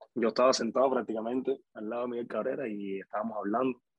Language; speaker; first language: Spanish; native; Spanish